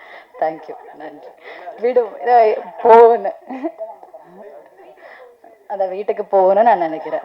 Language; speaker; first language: Tamil; non-native, learner; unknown